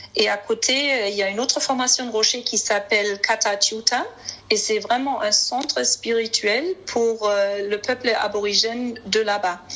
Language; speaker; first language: French; non-native, fluent; German